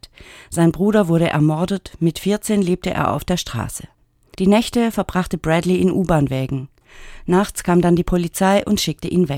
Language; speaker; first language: German; native; German